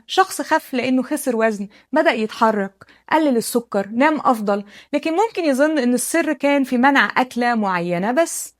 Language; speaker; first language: Arabic; native; Arabic